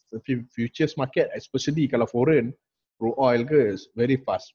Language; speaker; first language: English; non-native, local second language; Malay